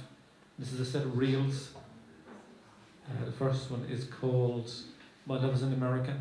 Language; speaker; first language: English; native; English